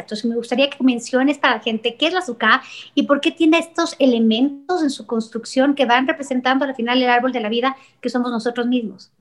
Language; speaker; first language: Spanish; native; Spanish